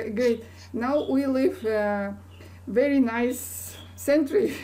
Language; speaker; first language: English; non-native, learner; Kazakh